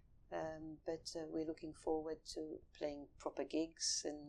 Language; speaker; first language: English; early bilingual, other home language; French